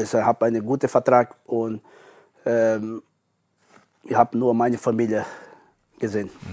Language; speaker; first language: German; non-native, learner; Portuguese